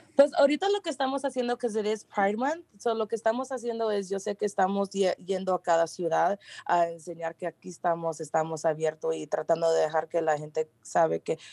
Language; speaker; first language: Spanish; early bilingual, heritage; Spanish